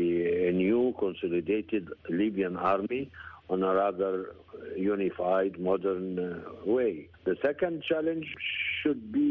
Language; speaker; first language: English; non-native, fluent; Arabic